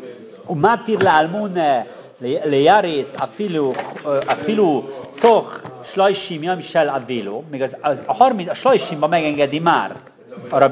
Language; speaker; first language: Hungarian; native; Hungarian